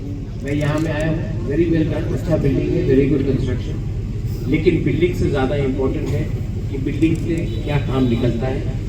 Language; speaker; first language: Hindi; non-native, local second language; Kok Borok